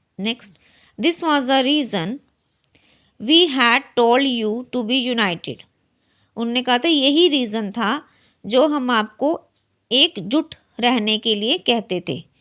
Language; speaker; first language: Hindi; native; Hindi